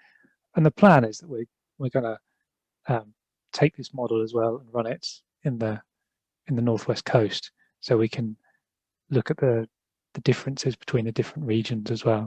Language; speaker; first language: English; native; English